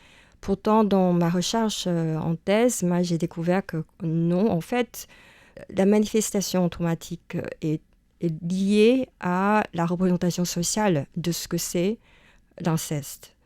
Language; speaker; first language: French; non-native, fluent; Chinese